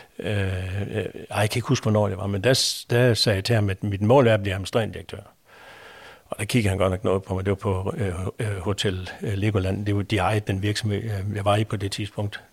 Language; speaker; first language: Danish; native; Danish